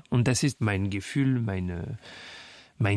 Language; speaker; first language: German; non-native, fluent; French